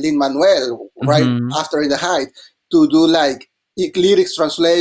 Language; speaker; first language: English; non-native, fluent; Spanish